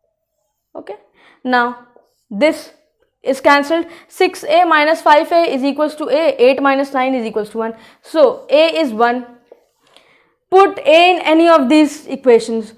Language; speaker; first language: English; non-native, local second language; Hindi